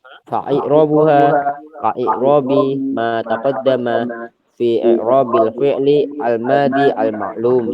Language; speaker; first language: Arabic; non-native, learner; Indonesian